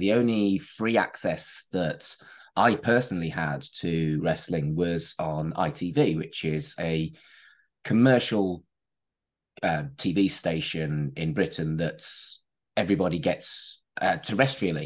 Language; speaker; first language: English; native; English